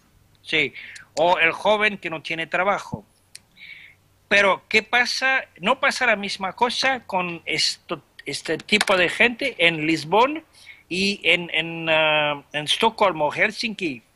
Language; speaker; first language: Spanish; non-native, fluent; French